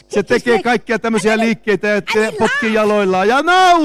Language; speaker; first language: Finnish; native; Finnish